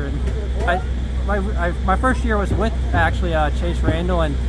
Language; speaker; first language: English; native; English